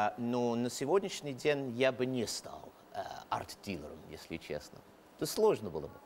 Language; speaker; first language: Russian; non-native, fluent; English